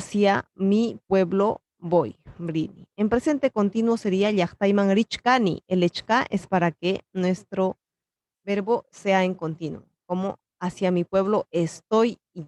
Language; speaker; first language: Spanish; non-native, local second language; Quechua